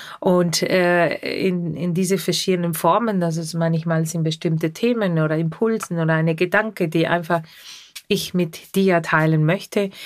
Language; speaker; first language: German; non-native, fluent; Spanish